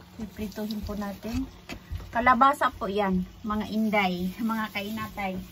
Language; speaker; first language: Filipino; non-native, local second language; Cebuano